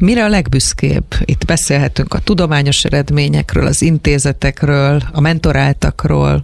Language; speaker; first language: Hungarian; native; Hungarian